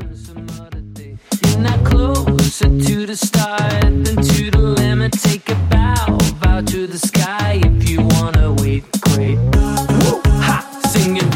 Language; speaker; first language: English; non-native, fluent; French